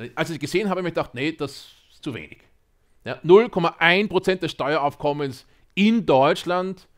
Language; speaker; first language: German; native; German